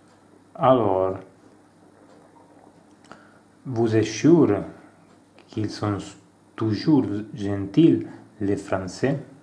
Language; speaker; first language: French; non-native, learner; Italian